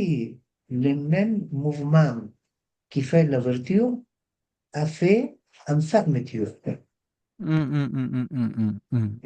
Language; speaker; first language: French; non-native, fluent; Spanish